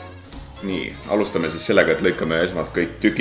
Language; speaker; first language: Estonian; native; Estonian